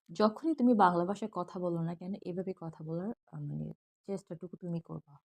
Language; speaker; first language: Bangla; non-native, local second language; Chakma